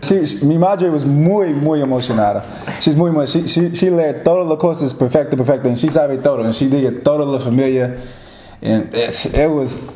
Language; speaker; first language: Spanish; non-native, learner; English